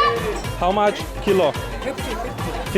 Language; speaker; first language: English; non-native, learner; Russian